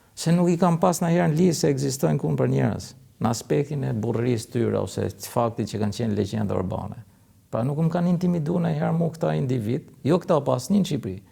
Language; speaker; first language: Albanian; native; Albanian